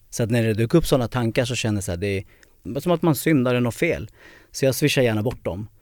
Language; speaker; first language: Swedish; early bilingual, other home language; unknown